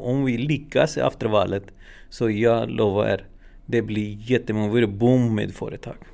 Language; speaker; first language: Swedish; non-native, learner; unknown